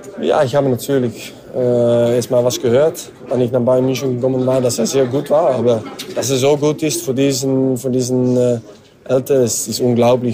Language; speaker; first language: German; non-native, learner; French